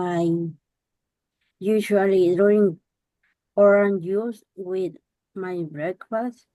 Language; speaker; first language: English; non-native, learner; Spanish